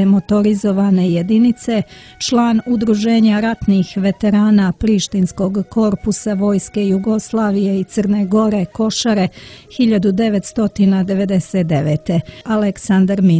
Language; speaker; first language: Serbian; native; Serbian